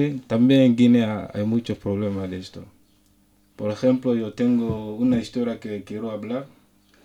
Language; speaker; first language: Spanish; non-native, local second language; French